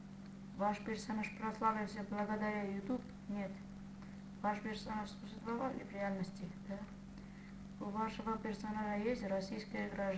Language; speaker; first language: Russian; non-native, fluent; Armenian